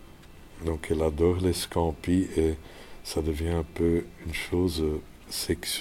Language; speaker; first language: French; non-native, local second language; Dutch